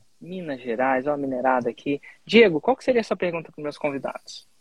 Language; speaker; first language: Portuguese; native; Portuguese